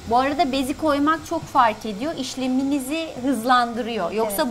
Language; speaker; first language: Turkish; native; Turkish